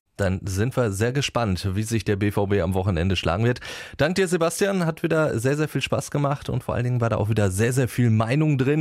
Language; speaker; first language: German; native; German